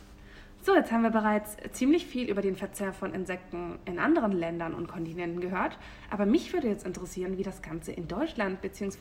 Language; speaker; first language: German; native; German